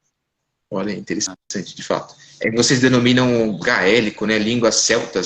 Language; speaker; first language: Portuguese; native; Portuguese